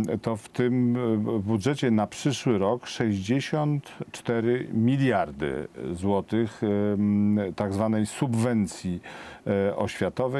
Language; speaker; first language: Polish; native; Polish